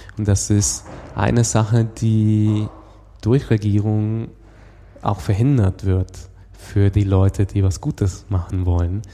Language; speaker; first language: German; non-native, fluent; Spanish